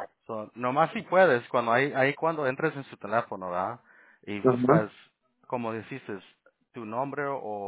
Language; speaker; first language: Spanish; early bilingual, heritage; Spanish